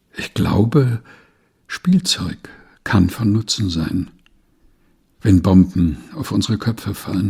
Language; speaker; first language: German; non-native, fluent; Portuguese